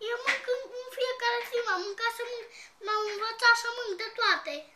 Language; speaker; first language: Romanian; early bilingual, heritage; Romanian